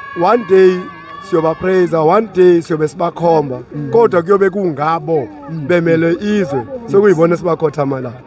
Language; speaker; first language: Zulu; native; Zulu